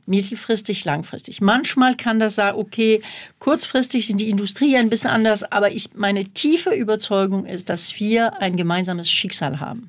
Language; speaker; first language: German; non-native, fluent; French